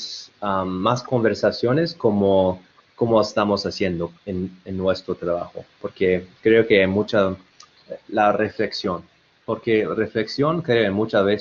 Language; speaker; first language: Spanish; non-native, learner; English